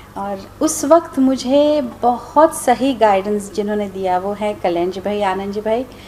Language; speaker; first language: Hindi; non-native, local second language; Marathi